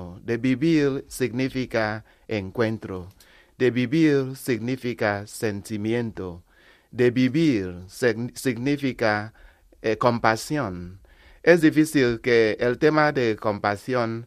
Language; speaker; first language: Spanish; non-native, learner; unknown